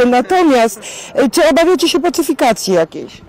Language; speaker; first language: Polish; native; Polish